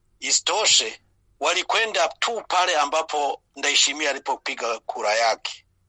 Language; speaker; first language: Swahili; non-native, local second language; Rundi